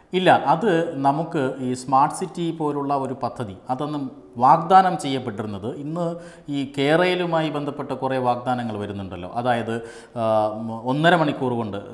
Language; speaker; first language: Malayalam; native; Malayalam